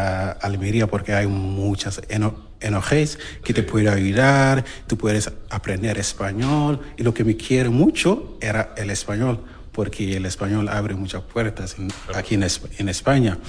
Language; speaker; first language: Spanish; non-native, learner; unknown